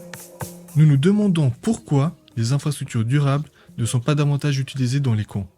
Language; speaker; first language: French; native; French